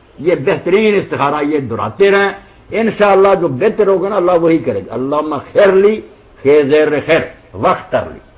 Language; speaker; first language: Urdu; non-native, local second language; Punjabi